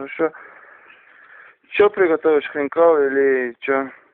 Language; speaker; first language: Russian; non-native, local second language; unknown